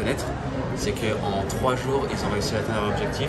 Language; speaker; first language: French; native; French